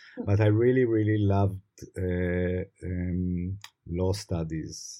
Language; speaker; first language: English; non-native, fluent; Hebrew